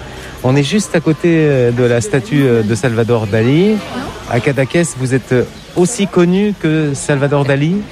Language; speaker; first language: French; native; French